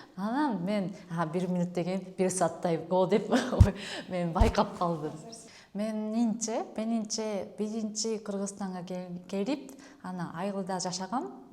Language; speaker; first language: Kyrgyz; non-native, fluent; Japanese